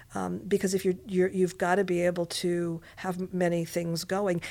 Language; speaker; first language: English; native; English